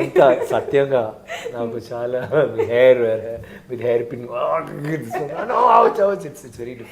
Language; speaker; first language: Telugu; non-native, learner; Tamil